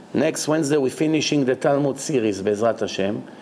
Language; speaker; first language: English; non-native, fluent; Hebrew